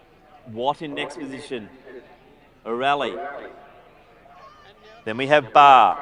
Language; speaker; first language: English; native; English